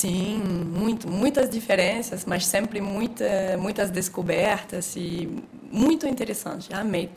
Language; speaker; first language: Portuguese; non-native, fluent; French